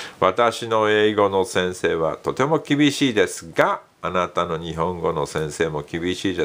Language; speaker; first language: Japanese; non-native, fluent; English